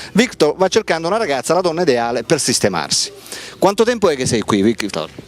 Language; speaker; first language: Italian; native; Italian